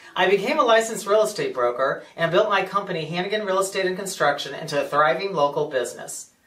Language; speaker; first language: English; native; English